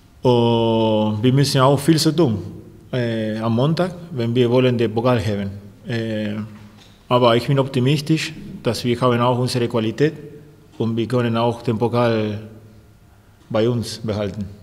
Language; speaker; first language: German; non-native, learner; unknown